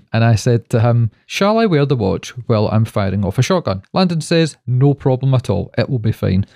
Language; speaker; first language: English; native; English